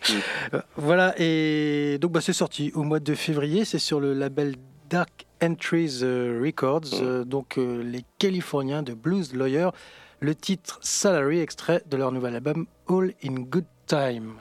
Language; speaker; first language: French; native; French